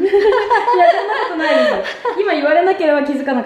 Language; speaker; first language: Japanese; native; Japanese